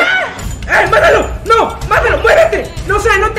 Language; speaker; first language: Spanish; native; Spanish